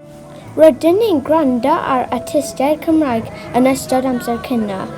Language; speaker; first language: Welsh; non-native, local second language; English